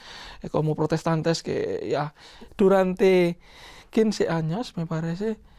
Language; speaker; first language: Spanish; non-native, learner; Indonesian